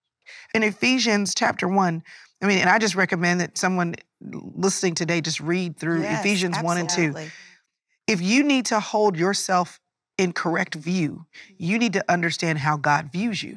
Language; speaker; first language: English; native; English